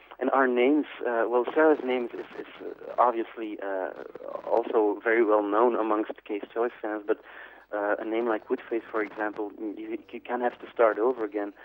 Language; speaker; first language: English; non-native, fluent; Dutch